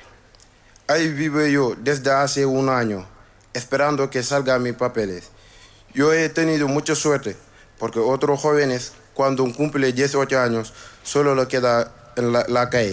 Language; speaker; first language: Spanish; non-native, learner; Wolof